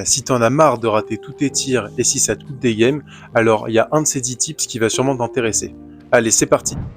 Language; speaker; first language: French; native; French